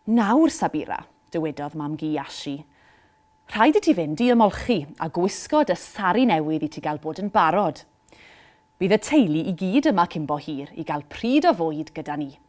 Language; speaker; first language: Welsh; native; Welsh